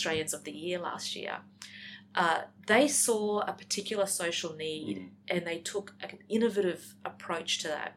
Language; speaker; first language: English; native; English